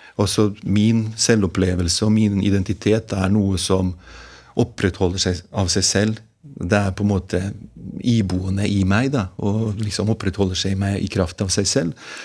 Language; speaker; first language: Norwegian; non-native, fluent; Bosnian